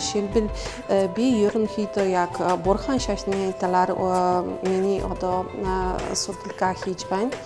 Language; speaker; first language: Mongolian; non-native, fluent; Polish